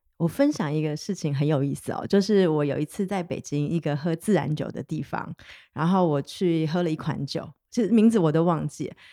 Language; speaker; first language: Chinese; native; Chinese